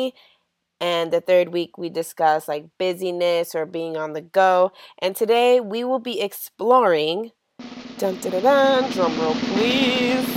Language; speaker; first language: English; native; English